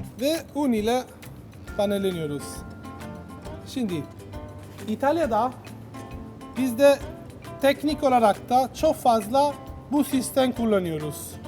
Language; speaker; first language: Turkish; non-native, learner; Italian